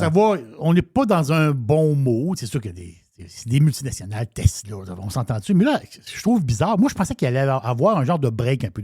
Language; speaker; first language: French; native; French